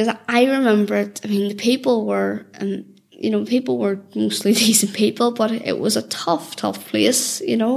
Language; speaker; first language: English; native; English